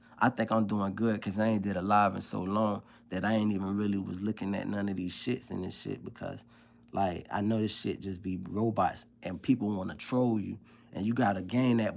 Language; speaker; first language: English; native; English